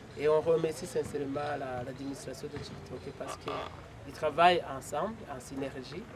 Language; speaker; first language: French; non-native, local second language; Rundi